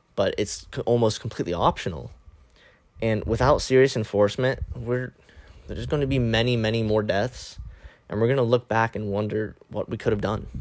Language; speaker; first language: English; native; English